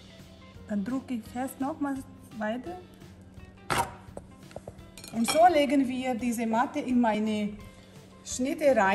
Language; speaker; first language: German; non-native, learner; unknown